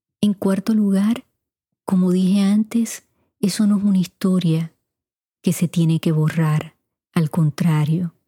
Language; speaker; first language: Spanish; native; Spanish